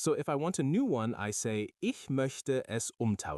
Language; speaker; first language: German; non-native, learner; English